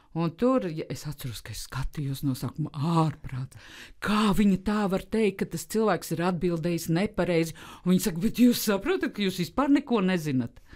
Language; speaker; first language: Latvian; native; Latvian